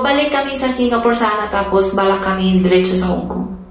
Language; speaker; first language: Filipino; non-native, learner; Chinese